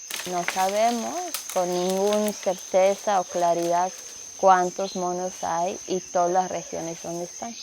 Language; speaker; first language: Spanish; non-native, fluent; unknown